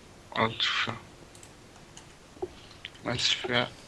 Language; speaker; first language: French; native; French